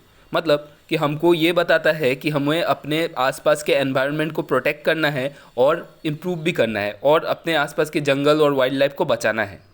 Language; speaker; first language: Hindi; native; Hindi